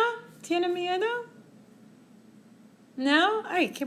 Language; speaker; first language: Spanish; non-native, fluent; English